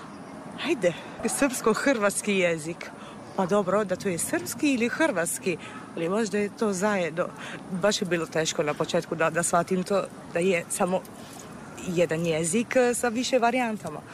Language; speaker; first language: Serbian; non-native, fluent; Italian